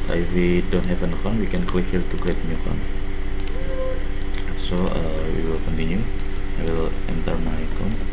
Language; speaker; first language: English; non-native, learner; Indonesian